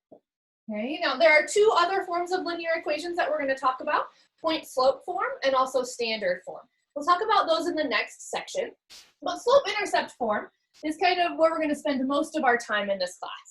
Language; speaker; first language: English; native; English